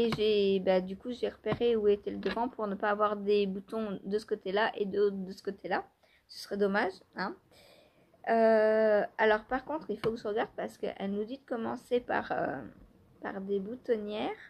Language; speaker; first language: French; native; French